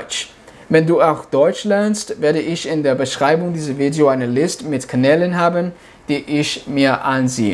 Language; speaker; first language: German; non-native, learner; English